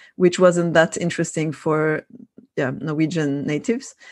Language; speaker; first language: English; non-native, fluent; French